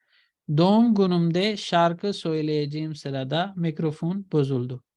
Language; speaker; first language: Turkish; non-native, fluent; Urdu